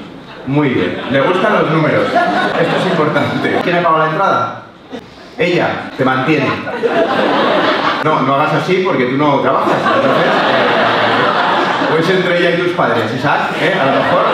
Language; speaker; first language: Spanish; native; Spanish